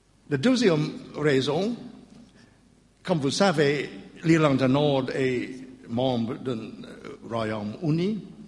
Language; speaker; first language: French; non-native, learner; English